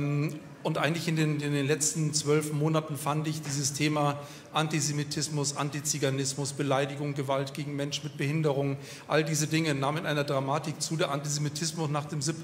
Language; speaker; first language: German; native; German